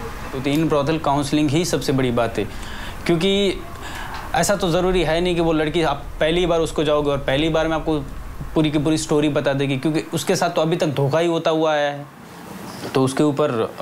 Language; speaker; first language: Hindi; native; Hindi